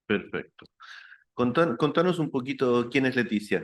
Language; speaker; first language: Spanish; native; Spanish